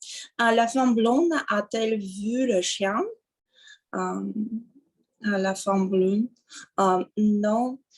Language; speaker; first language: French; non-native, learner; Russian